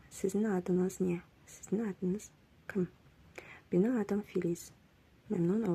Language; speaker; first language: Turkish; non-native, fluent; Kazakh